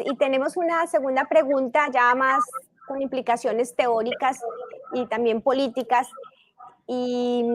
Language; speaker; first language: Spanish; native; Spanish